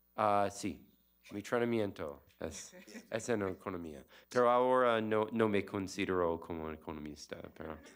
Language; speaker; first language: Spanish; non-native, learner; English